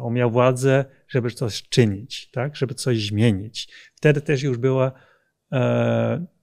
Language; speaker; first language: Polish; non-native, fluent; Dutch